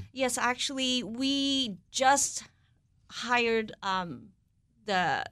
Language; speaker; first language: English; non-native, fluent; Japanese